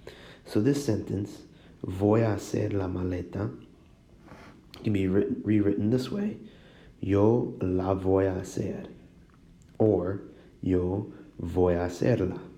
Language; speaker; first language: Spanish; non-native, fluent; English